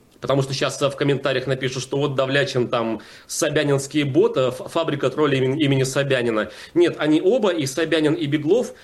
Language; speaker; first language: Russian; native; Russian